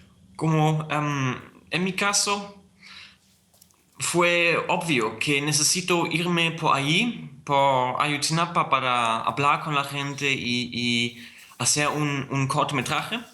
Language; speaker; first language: Spanish; non-native, fluent; German